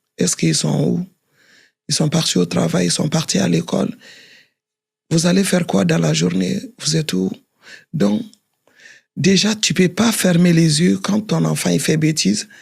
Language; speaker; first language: French; non-native, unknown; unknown